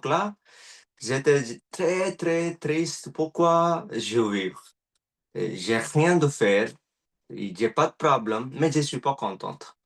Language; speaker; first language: French; non-native, learner; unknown